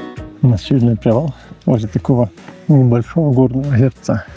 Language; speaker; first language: Russian; native; Russian